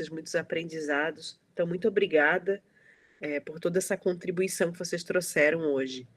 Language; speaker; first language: Portuguese; native; Portuguese